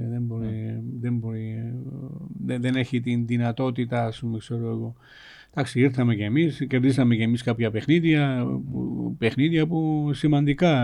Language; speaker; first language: Greek; non-native, fluent; Georgian